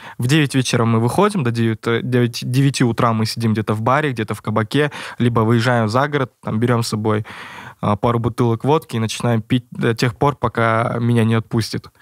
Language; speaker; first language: Russian; native; Russian